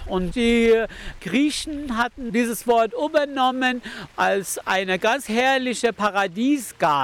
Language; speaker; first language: German; non-native, learner; Persian